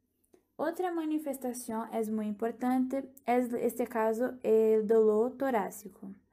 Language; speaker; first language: Portuguese; non-native, learner; Spanish